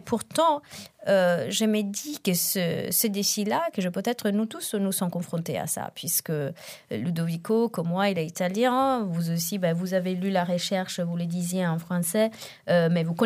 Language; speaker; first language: French; non-native, fluent; Italian